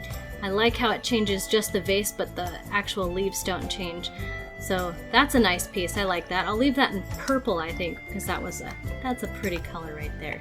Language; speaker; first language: English; native; English